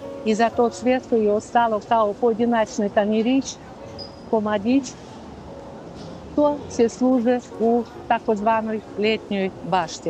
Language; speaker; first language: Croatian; non-native, fluent; Russian